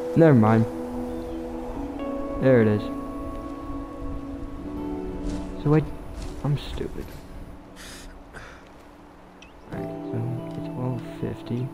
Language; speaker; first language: English; native; English